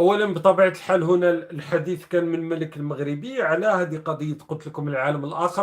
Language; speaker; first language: Arabic; native; Arabic